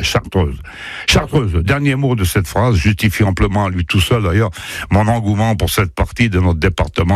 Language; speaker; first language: French; native; French